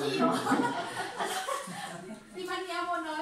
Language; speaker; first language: Italian; non-native, learner; Thai